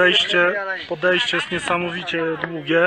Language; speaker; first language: Polish; native; Polish